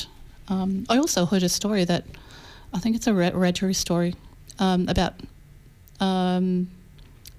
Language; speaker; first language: English; native; English